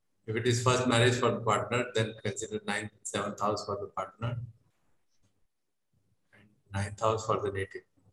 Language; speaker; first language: English; non-native, local second language; Hindi